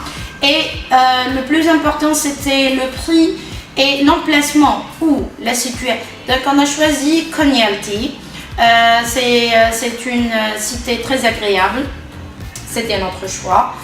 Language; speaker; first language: French; non-native, local second language; Arabic